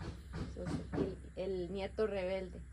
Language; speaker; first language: Spanish; native; Spanish